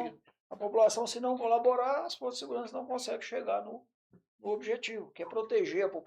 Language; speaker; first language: Portuguese; native; Portuguese